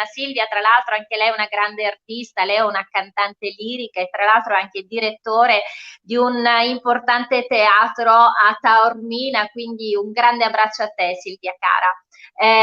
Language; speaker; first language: Italian; native; Italian